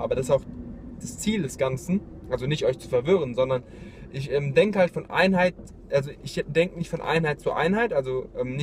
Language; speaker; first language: German; native; German